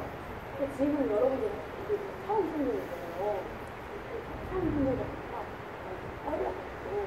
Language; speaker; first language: Korean; native; Korean